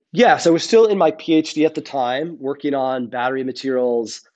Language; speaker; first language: English; native; English